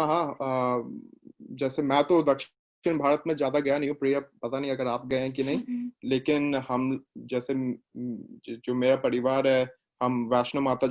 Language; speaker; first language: Hindi; native; Hindi